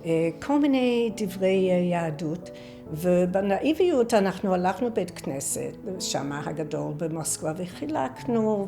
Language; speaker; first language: Hebrew; non-native, fluent; English